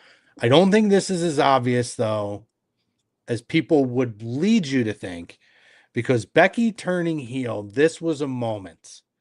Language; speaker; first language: English; native; English